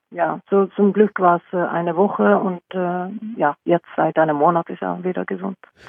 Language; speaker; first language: German; non-native, fluent; Norwegian